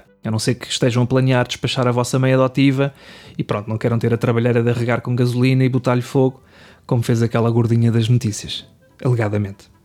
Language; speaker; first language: Portuguese; native; Portuguese